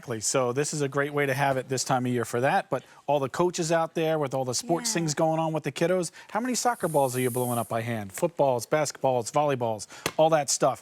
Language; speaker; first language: English; native; English